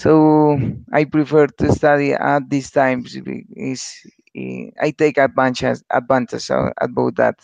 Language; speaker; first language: English; non-native, learner; Spanish